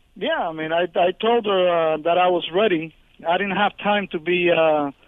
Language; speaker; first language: English; early bilingual, other home language; Spanish